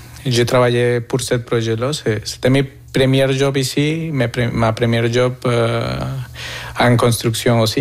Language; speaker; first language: French; non-native, fluent; Spanish